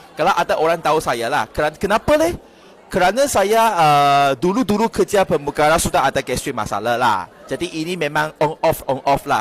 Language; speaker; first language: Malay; non-native, local second language; Chinese